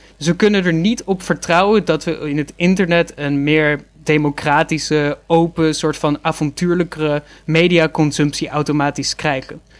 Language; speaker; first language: Dutch; native; Dutch